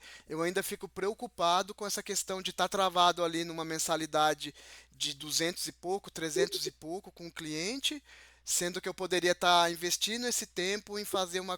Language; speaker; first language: Portuguese; native; Portuguese